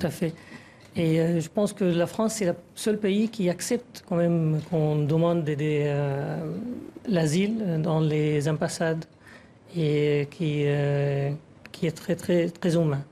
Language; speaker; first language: French; non-native, fluent; Arabic